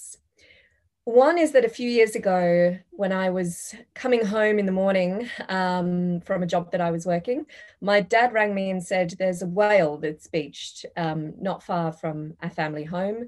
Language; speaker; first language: English; native; English